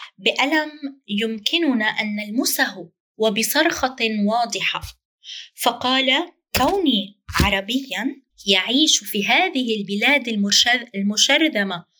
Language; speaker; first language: Arabic; native; Arabic